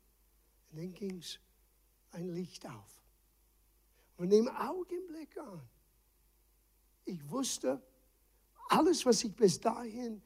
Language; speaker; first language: German; non-native, fluent; English